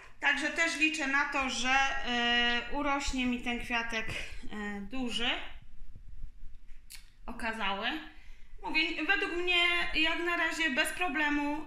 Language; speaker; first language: Polish; native; Polish